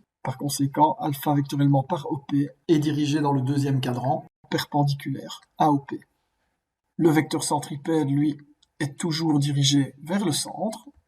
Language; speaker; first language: French; native; French